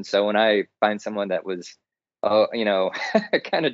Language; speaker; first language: English; native; English